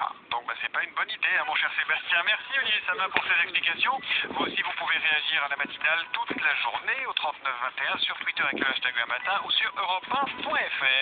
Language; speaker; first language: French; native; French